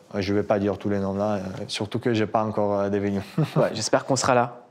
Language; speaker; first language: French; non-native, fluent; Russian